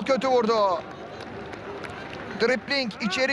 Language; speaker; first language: Turkish; native; Turkish